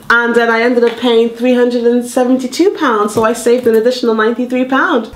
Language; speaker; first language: English; native; English